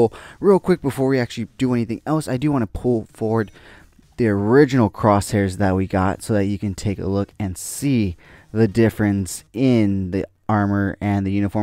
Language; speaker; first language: English; native; English